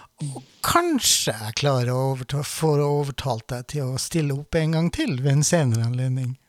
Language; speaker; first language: Norwegian; native; Norwegian